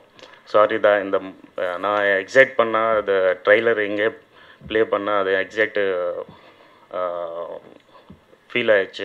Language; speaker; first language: Tamil; non-native, learner; Telugu